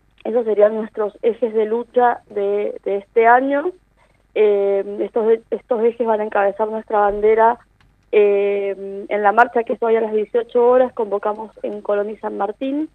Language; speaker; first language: Spanish; native; Spanish